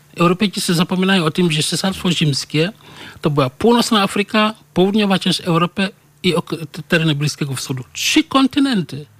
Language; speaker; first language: Polish; non-native, fluent; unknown